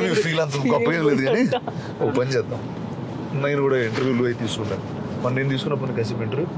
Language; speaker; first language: Telugu; native; Telugu